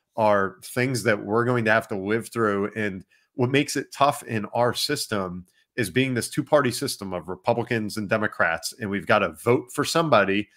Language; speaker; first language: English; native; English